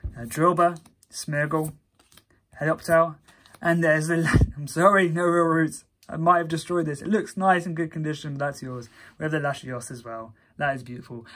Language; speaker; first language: English; native; English